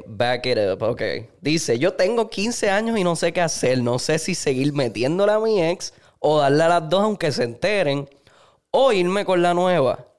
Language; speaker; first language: Spanish; native; Spanish